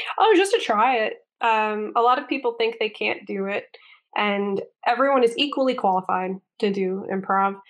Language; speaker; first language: English; native; English